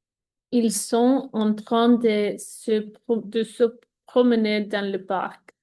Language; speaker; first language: French; non-native, learner; Spanish